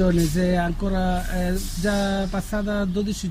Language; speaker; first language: Italian; non-native, learner; Bangla